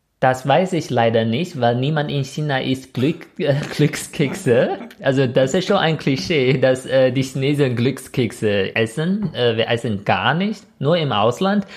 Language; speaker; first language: German; non-native, fluent; Chinese